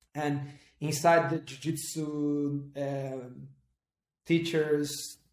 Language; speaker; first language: English; non-native, fluent; Portuguese